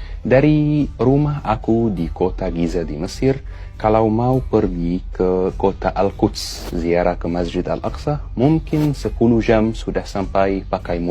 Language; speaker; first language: Indonesian; non-native, fluent; Arabic